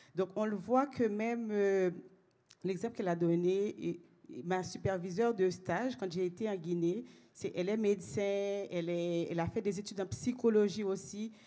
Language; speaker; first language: French; native; French